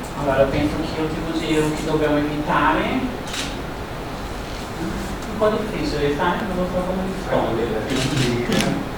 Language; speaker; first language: Italian; non-native, learner; Portuguese